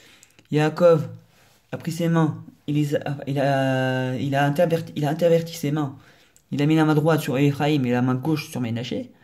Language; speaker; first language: French; native; French